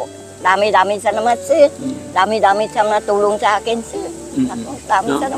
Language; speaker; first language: Filipino; non-native, learner; Vietnamese